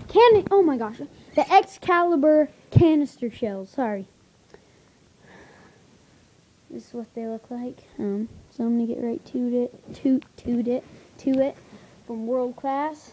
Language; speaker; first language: English; native; English